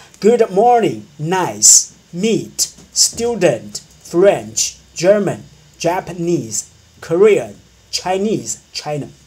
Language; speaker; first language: English; non-native, learner; Chinese